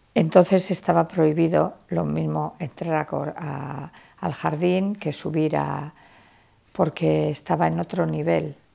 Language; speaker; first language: Spanish; native; Spanish